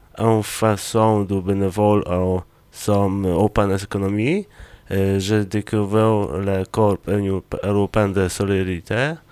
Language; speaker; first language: French; non-native, learner; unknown